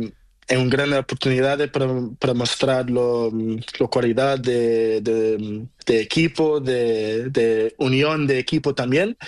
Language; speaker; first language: Spanish; non-native, learner; Portuguese